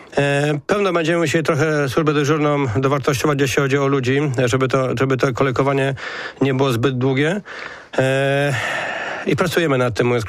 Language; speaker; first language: Polish; native; Polish